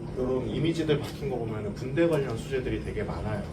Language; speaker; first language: Korean; native; Korean